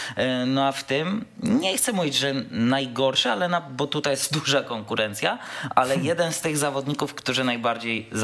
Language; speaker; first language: Polish; native; Polish